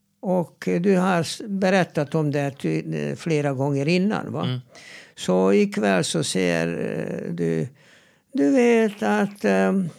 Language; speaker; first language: Swedish; non-native, fluent; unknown